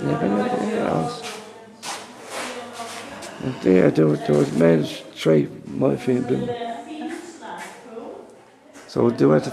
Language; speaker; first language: Danish; non-native, learner; English